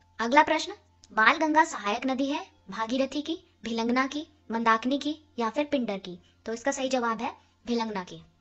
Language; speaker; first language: Hindi; native; Hindi